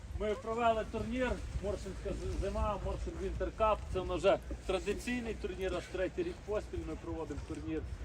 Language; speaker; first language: Ukrainian; non-native, local second language; Russian